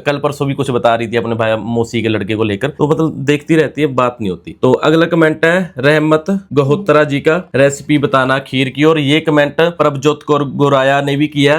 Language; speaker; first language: Hindi; native; Hindi